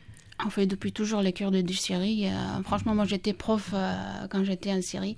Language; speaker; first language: French; non-native, learner; Kurdish